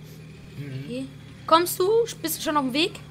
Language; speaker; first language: German; native; German